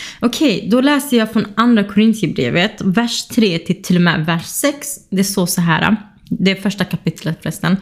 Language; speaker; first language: Swedish; early bilingual, other home language; Kurdish